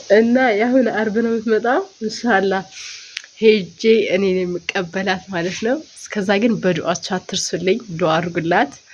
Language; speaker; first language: Amharic; non-native, local second language; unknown